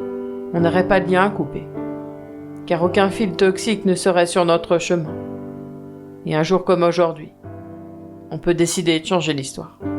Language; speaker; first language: French; native; French